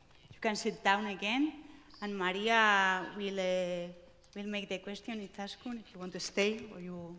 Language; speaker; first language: English; non-native, fluent; Basque